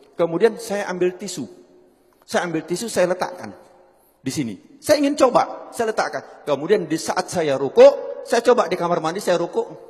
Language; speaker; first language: Indonesian; native; Indonesian